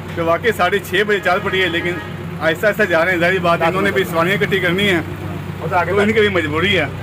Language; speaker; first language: Urdu; non-native, local second language; Punjabi